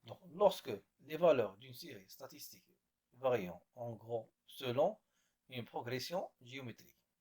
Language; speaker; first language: French; non-native, local second language; Arabic